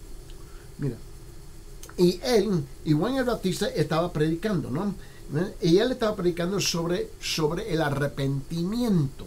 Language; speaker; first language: Spanish; early bilingual, heritage; Spanish